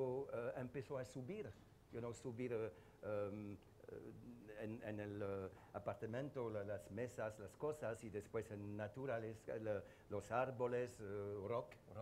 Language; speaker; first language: Spanish; non-native, learner; French